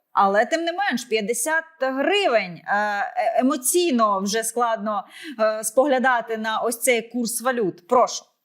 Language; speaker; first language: Ukrainian; native; Ukrainian